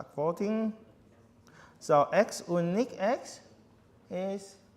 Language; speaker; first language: German; non-native, learner; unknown